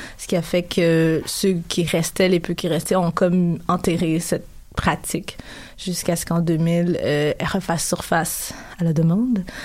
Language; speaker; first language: French; early bilingual, other home language; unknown